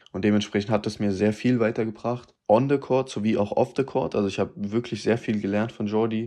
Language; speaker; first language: German; native; German